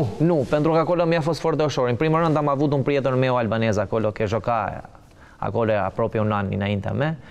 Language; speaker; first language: Romanian; non-native, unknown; Albanian